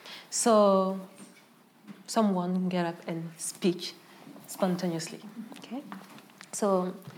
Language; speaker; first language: English; non-native, learner; French